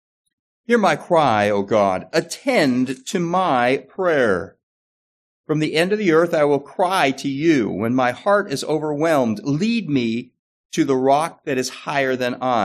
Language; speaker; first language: English; native; English